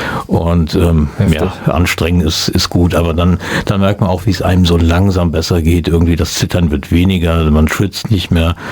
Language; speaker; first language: German; native; German